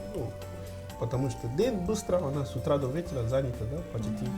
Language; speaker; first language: Russian; non-native, fluent; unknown